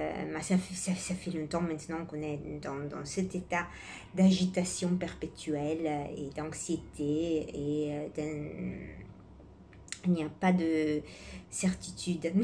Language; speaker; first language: French; non-native, fluent; Italian